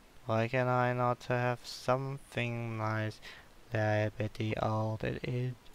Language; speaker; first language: English; non-native, learner; German